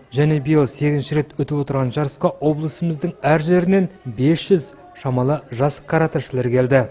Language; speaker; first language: Kazakh; native; Kazakh